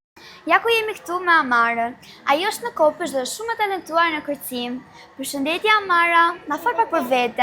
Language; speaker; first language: Albanian; native; Albanian